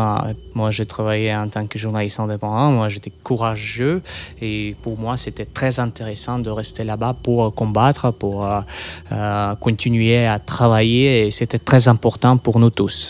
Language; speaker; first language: French; non-native, fluent; Russian